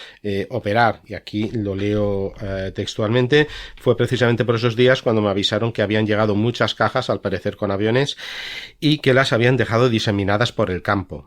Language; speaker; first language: Spanish; native; Spanish